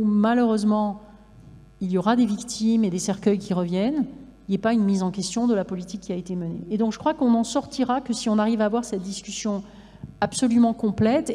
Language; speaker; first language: French; native; French